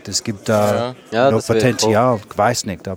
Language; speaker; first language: German; non-native, learner; English